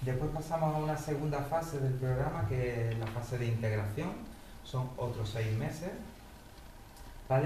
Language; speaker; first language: Spanish; native; Spanish